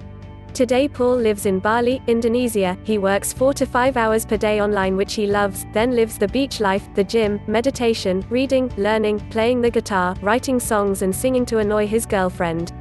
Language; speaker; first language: English; native; English